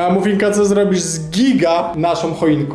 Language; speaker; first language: Polish; native; Polish